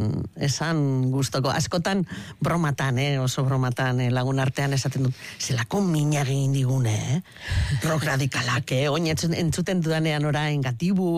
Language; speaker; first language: Basque; native; Basque